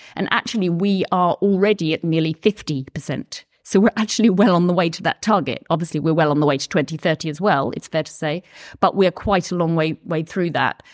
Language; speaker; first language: English; native; English